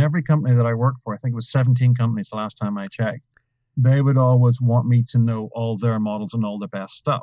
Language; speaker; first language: English; native; English